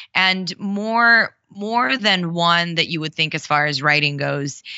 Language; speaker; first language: English; early bilingual, other home language; Russian